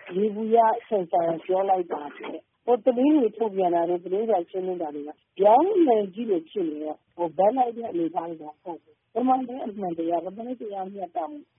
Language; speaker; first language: Burmese; native; Burmese